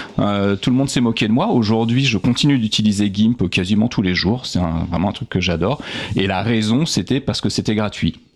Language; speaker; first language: French; native; French